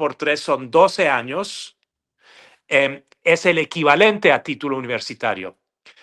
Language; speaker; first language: Spanish; non-native, fluent; English